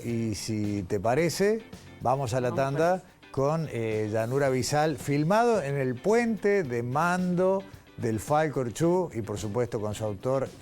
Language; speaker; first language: Spanish; native; Spanish